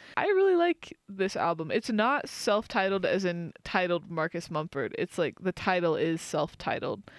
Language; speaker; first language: English; native; English